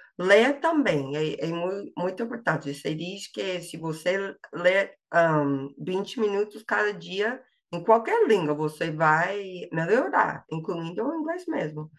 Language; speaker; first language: Portuguese; non-native, fluent; English